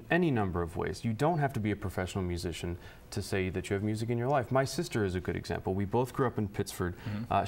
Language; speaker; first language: English; native; English